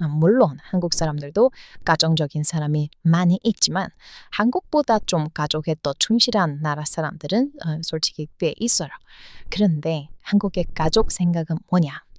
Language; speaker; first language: Korean; non-native, fluent; English